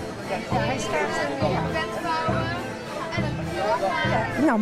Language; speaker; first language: Dutch; native; Dutch